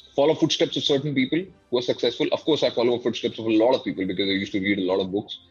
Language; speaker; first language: English; non-native, local second language; Hindi